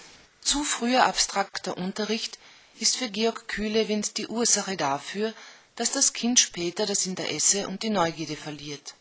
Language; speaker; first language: German; native; German